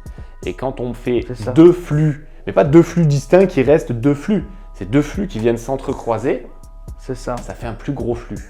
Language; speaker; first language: French; native; French